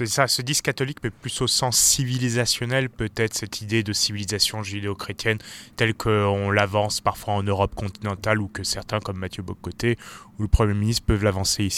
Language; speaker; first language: French; native; French